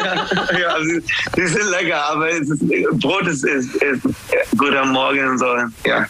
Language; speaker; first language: German; non-native, fluent; English